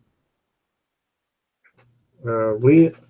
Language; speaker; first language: Russian; native; Russian